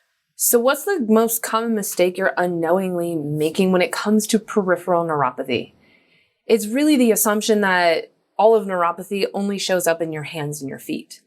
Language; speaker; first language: English; native; English